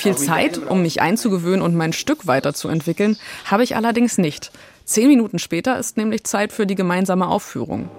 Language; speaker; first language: German; native; German